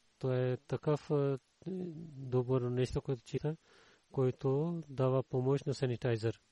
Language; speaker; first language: Bulgarian; non-native, learner; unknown